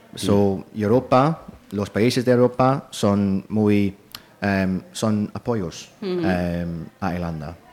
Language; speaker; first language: Spanish; non-native, learner; English